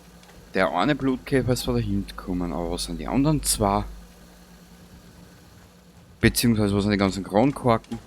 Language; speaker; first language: German; native; German